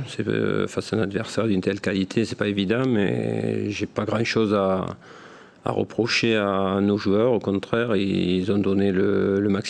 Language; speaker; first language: French; native; French